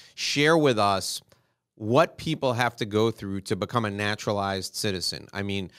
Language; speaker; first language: English; native; English